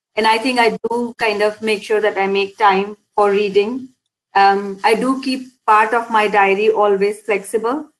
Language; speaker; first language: English; non-native, local second language; Hindi